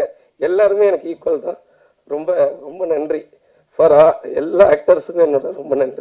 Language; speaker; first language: Tamil; native; Tamil